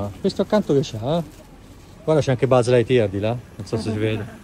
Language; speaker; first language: Italian; native; Italian